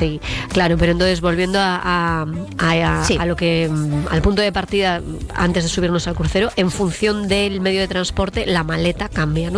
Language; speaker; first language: Spanish; native; Spanish